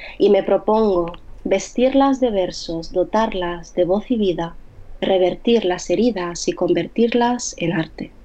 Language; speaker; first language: Spanish; early bilingual, other home language; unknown